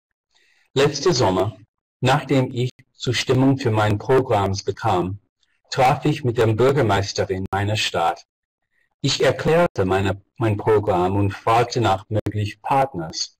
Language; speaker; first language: German; non-native, fluent; English